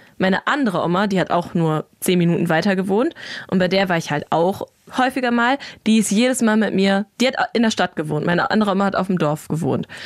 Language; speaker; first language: German; native; German